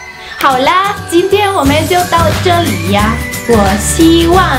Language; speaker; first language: Chinese; non-native, fluent; Spanish